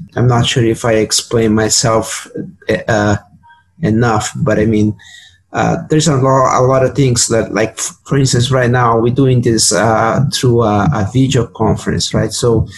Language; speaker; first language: English; non-native, fluent; Portuguese